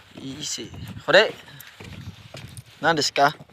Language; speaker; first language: Japanese; non-native, learner; Lao